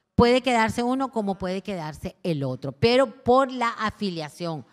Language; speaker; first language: Spanish; native; Spanish